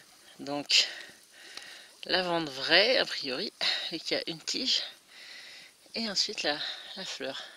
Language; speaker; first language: French; native; French